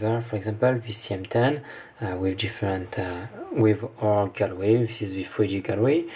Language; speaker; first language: English; non-native, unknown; French